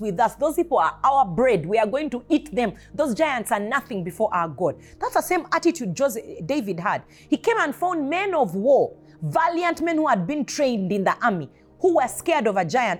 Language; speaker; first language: English; non-native, local second language; Ganda